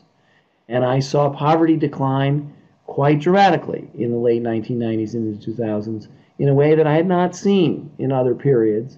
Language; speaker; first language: English; native; English